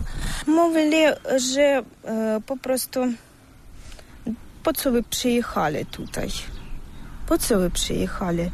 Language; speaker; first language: Polish; non-native, learner; Russian